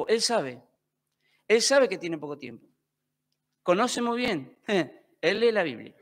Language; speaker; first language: Spanish; native; Spanish